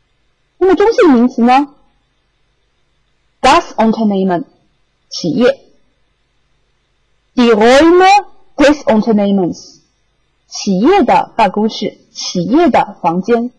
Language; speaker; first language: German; non-native, fluent; Chinese